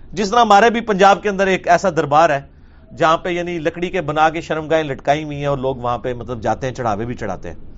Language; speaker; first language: Urdu; non-native, local second language; Punjabi